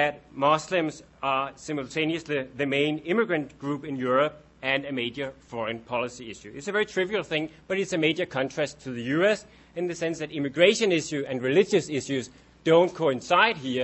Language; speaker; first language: English; non-native, fluent; Danish